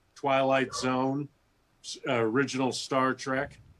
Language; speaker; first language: English; native; English